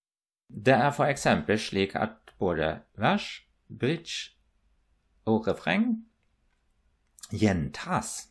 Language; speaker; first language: Norwegian; non-native, fluent; German